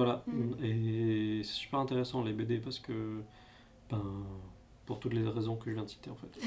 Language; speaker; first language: French; native; French